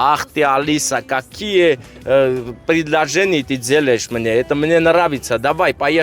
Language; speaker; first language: Russian; non-native, learner; Armenian